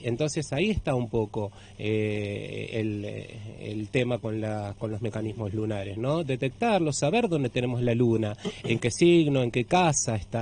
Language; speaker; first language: Spanish; native; Spanish